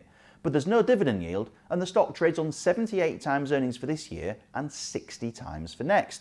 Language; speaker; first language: English; native; English